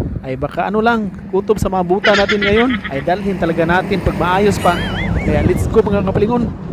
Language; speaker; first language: Filipino; non-native, local second language; Cebuano